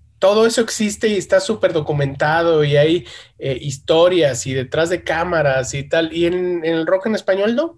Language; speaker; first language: Spanish; native; Spanish